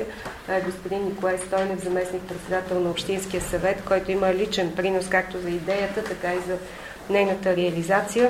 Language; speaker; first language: Bulgarian; native; Bulgarian